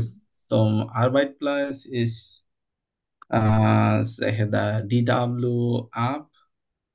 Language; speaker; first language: German; non-native, learner; Bangla